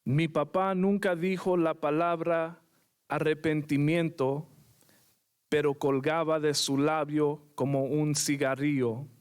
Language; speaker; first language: Spanish; early bilingual, heritage; Spanish